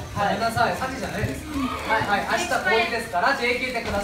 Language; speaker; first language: Japanese; non-native, learner; Korean